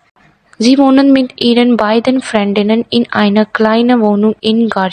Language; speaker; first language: German; non-native, learner; Urdu